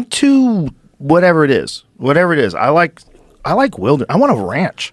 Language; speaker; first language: English; native; English